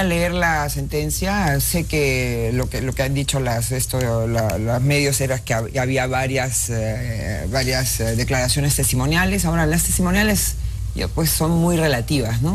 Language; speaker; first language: Spanish; native; Spanish